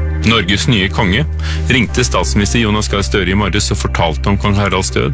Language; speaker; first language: Norwegian; native; Norwegian